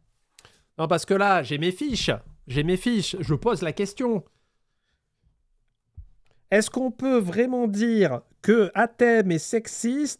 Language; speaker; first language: French; native; French